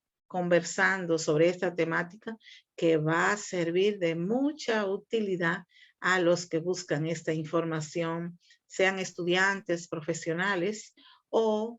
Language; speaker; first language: Spanish; native; Spanish